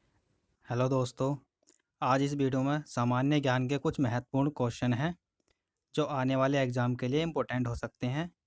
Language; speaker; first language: Hindi; native; Hindi